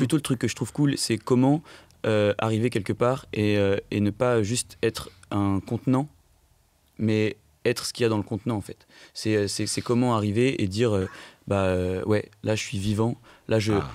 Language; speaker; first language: French; native; French